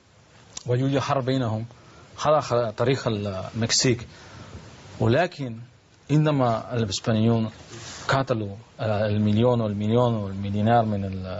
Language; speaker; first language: Arabic; non-native, learner; Spanish